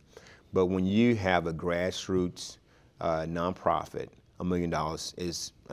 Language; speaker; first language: English; native; English